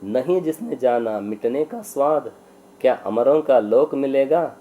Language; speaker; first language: Hindi; non-native, local second language; Kannada